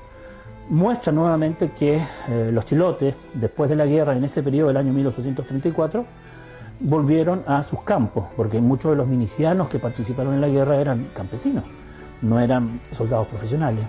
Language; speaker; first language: Spanish; native; Spanish